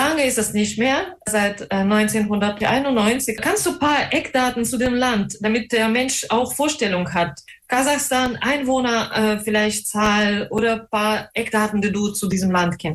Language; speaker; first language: German; non-native, fluent; Russian